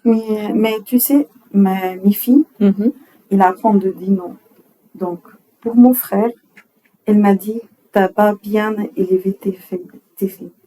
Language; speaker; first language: French; non-native, learner; Arabic